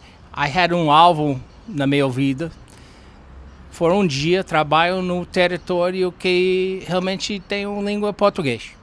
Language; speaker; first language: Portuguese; non-native, learner; English